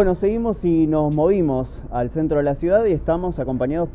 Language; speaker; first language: Spanish; native; Spanish